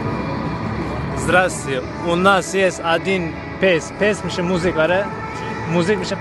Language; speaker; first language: Russian; non-native, learner; Turkmen